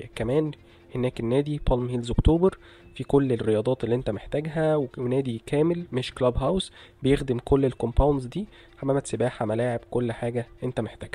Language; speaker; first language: Arabic; native; Arabic